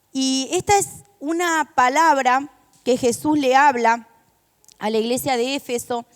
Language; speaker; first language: Spanish; native; Spanish